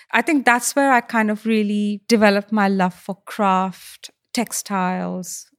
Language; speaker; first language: English; non-native, local second language; Hindi